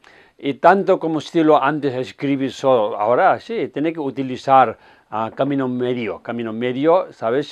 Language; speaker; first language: Spanish; non-native, fluent; Tibetan